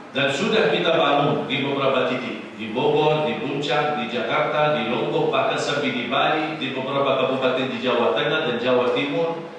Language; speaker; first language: Indonesian; non-native, fluent; Arabic